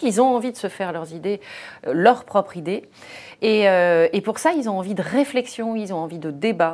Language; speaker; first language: French; native; French